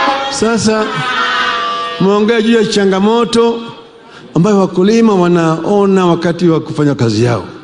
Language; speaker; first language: Swahili; non-native, local second language; Luo (Kenya and Tanzania)